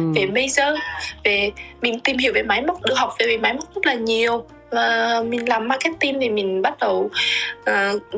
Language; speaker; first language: Vietnamese; native; Vietnamese